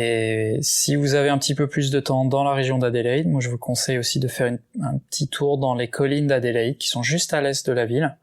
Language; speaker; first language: French; native; French